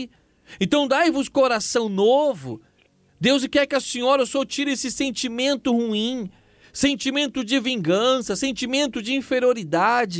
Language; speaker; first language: Portuguese; native; Portuguese